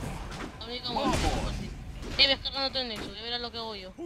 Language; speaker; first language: Spanish; native; Spanish